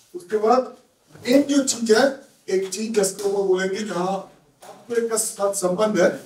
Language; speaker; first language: Hindi; non-native, local second language; Bangla